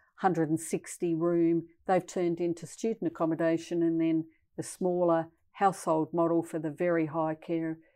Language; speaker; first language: English; native; English